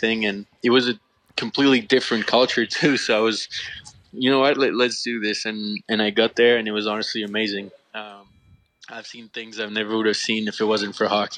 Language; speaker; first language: English; non-native, fluent; French